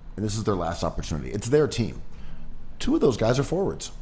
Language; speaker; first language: English; native; English